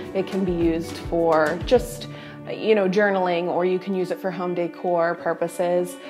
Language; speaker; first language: English; native; English